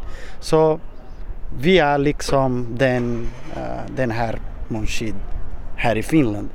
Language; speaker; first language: Swedish; non-native, learner; Portuguese